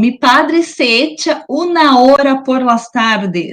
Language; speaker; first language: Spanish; non-native, learner; Portuguese